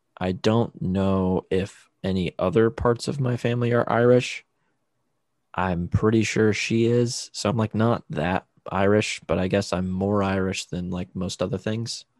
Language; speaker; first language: English; native; English